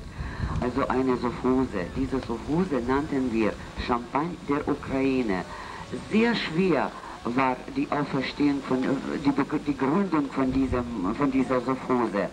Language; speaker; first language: German; non-native, learner; Russian